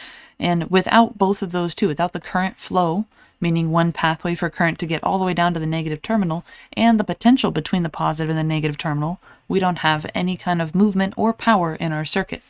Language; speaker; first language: English; native; English